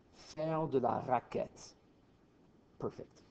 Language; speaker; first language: French; non-native, fluent; English